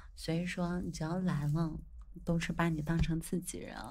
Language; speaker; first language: Chinese; native; Chinese